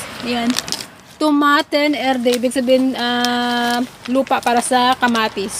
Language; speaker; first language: Filipino; non-native, local second language; Hiligaynon